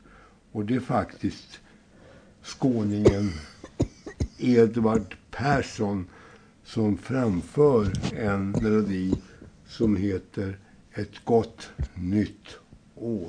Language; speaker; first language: Swedish; native; Swedish